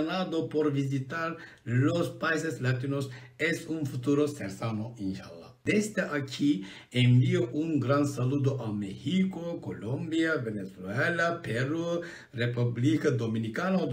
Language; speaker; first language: Spanish; non-native, learner; Turkish